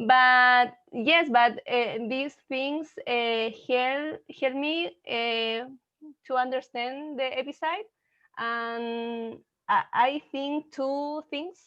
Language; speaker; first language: English; non-native, learner; Spanish